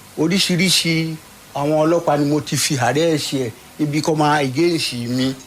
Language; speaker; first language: Yoruba; non-native, local second language; Fula